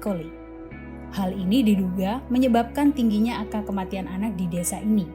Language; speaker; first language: Indonesian; native; Indonesian